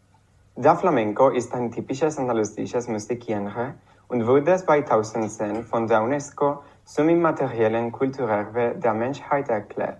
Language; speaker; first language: German; non-native, learner; Spanish